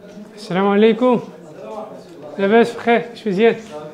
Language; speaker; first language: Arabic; non-native, learner; Korean